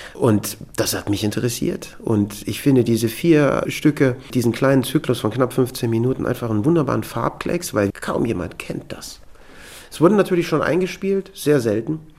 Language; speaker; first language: German; native; German